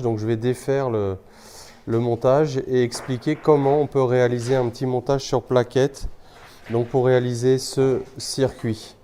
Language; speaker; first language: French; native; French